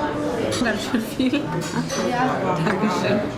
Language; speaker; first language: German; non-native, learner; Kurdish